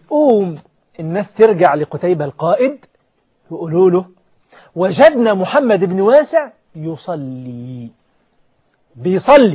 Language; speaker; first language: Arabic; native; Arabic